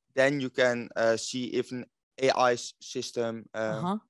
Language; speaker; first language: English; non-native, fluent; Dutch